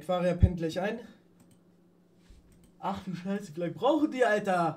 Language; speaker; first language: German; native; German